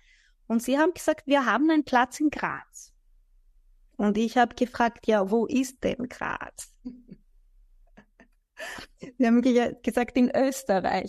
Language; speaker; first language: German; non-native, fluent; Greek